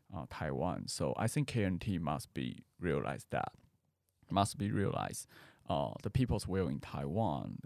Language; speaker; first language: English; non-native, fluent; Chinese